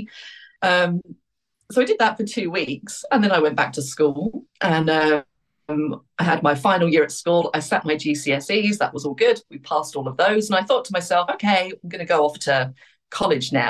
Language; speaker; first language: English; native; English